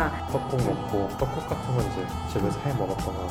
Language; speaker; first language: Korean; native; Korean